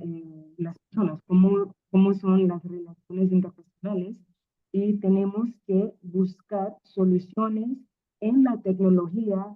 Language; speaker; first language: Spanish; non-native, fluent; Akan